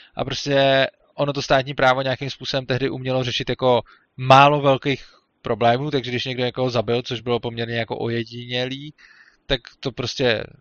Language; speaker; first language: Czech; non-native, fluent; Russian